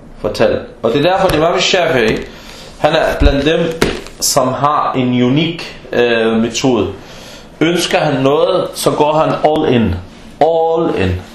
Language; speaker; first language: Danish; early bilingual, other home language; Arabic